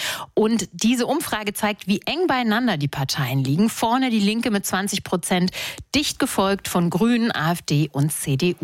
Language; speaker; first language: German; native; German